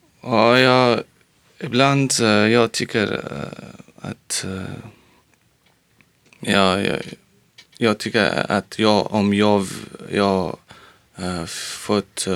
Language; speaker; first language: Swedish; non-native, learner; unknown